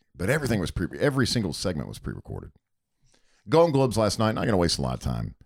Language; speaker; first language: English; native; English